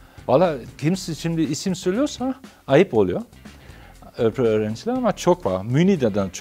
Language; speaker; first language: Turkish; non-native, fluent; German